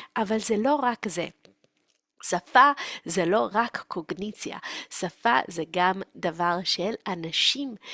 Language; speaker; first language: Hebrew; native; Hebrew